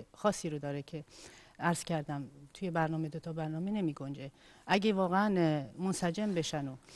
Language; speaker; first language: Persian; non-native, local second language; Kurdish